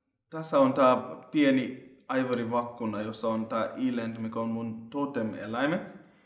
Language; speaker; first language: Finnish; non-native, fluent; Shona